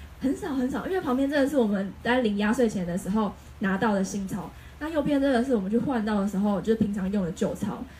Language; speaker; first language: Chinese; native; Chinese